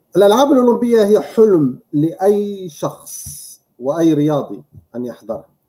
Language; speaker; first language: Arabic; native; Arabic